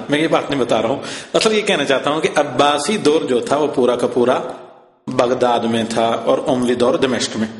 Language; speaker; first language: Urdu; native; Urdu